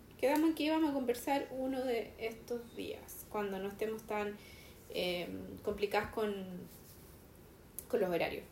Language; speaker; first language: Spanish; native; Spanish